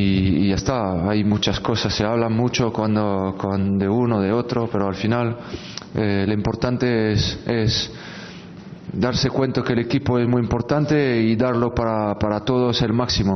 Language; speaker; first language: Spanish; non-native, fluent; French